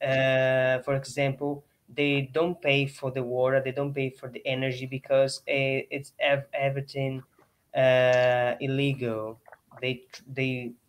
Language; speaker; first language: English; non-native, learner; Portuguese